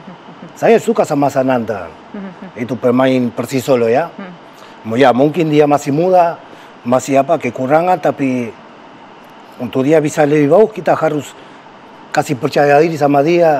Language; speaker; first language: Indonesian; non-native, fluent; Spanish